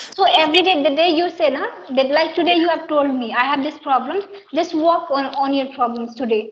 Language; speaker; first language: English; non-native, local second language; Hindi